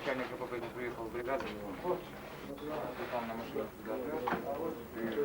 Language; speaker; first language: Russian; native; Russian